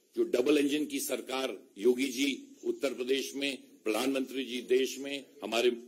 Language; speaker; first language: Hindi; native; Hindi